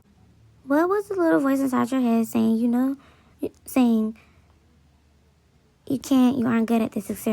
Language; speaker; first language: English; native; English